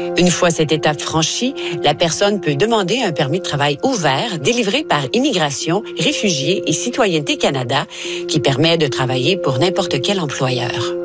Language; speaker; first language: French; native; French